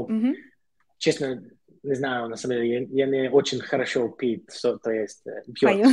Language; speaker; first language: Russian; non-native, learner; English